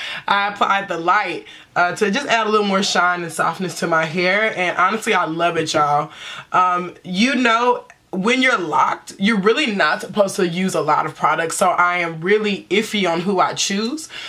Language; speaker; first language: English; native; English